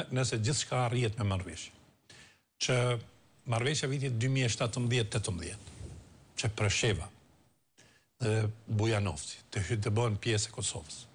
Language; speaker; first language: Albanian; native; Albanian